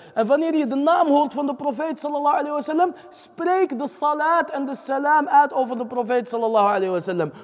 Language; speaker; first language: Dutch; early bilingual, other home language; Arabic